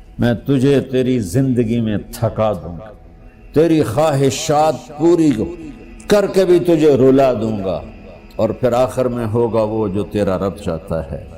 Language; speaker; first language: Urdu; non-native, local second language; Punjabi